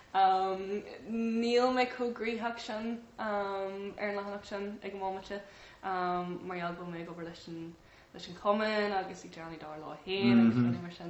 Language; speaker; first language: Irish; non-native, local second language; English